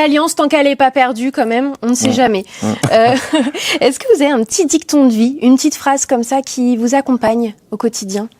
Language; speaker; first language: French; native; French